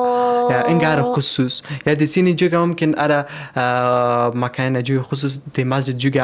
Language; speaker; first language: Indonesian; non-native, learner; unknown